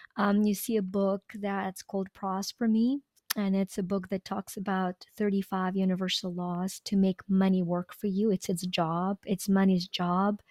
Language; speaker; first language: English; non-native, fluent; Ukrainian